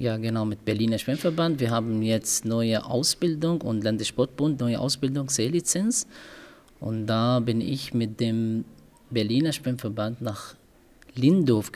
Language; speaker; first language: German; non-native, learner; Arabic